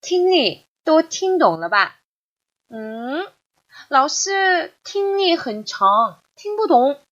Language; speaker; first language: Chinese; non-native, fluent; Korean